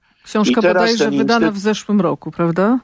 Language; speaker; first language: Polish; native; Polish